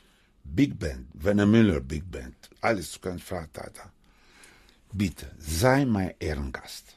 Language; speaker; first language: German; non-native, fluent; Spanish